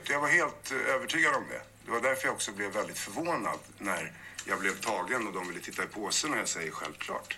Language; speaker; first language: Swedish; native; Swedish